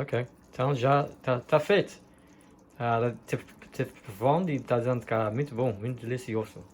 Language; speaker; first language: Portuguese; early bilingual, heritage; Portuguese